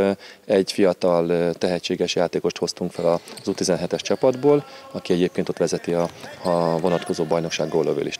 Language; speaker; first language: Hungarian; native; Hungarian